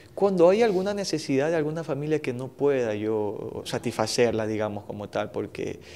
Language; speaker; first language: Spanish; native; Spanish